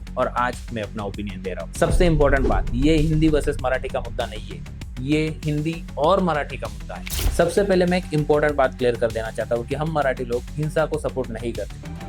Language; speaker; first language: Hindi; non-native, local second language; Marathi